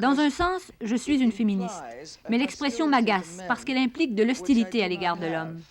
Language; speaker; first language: French; native; French